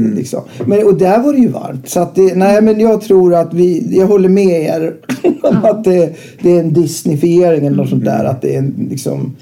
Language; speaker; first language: Swedish; native; Swedish